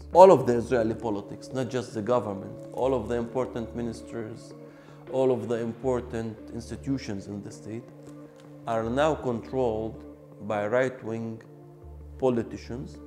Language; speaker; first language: English; non-native, local second language; Arabic